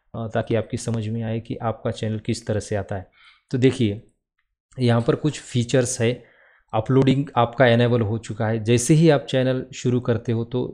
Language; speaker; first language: Hindi; non-native, local second language; Marathi